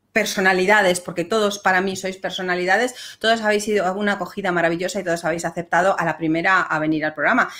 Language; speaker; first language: Spanish; native; Spanish